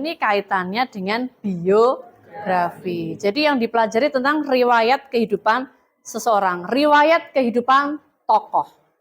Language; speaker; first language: Indonesian; native; Indonesian